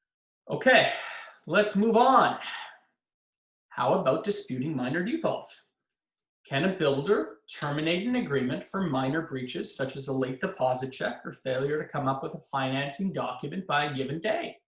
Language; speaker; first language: English; native; English